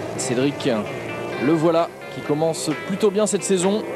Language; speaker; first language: French; native; French